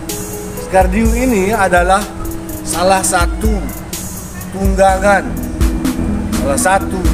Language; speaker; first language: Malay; non-native, local second language; Sasak